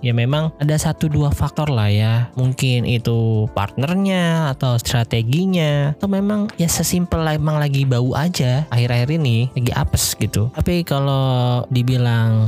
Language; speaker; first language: Indonesian; native; Indonesian